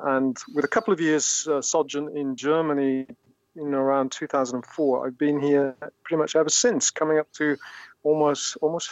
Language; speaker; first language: English; native; English